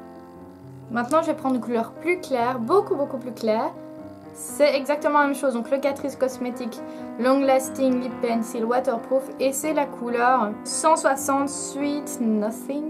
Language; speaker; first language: French; native; French